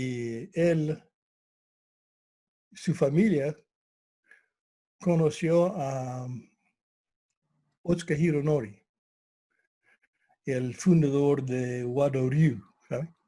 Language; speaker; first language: Spanish; non-native, fluent; English